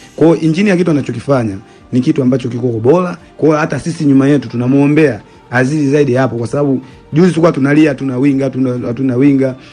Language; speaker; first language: Swahili; native; Swahili